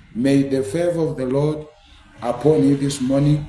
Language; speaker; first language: English; non-native, local second language; Swahili